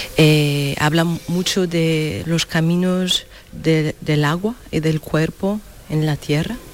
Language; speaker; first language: Spanish; non-native, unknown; Portuguese